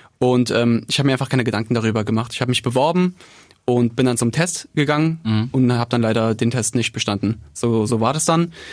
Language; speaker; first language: German; early bilingual, other home language; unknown